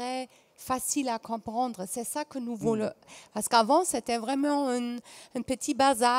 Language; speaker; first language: French; non-native, fluent; German